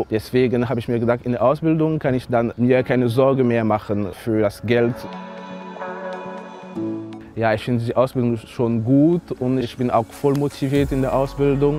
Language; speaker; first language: German; non-native, fluent; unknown